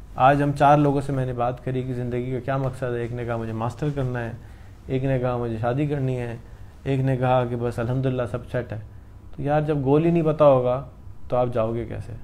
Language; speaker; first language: Urdu; native; Urdu